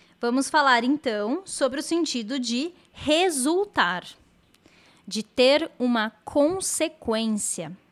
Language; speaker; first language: Portuguese; native; Portuguese